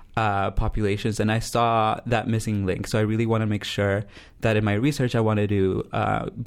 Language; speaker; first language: English; early bilingual, other home language; Spanish